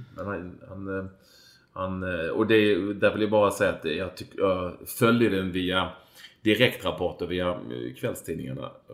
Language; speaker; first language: Swedish; native; Swedish